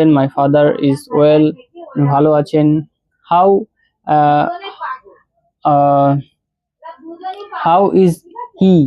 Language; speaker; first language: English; non-native, learner; Bangla